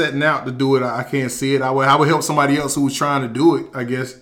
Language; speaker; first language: English; native; English